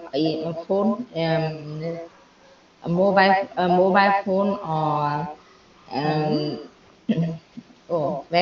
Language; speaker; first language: English; non-native, learner; Vietnamese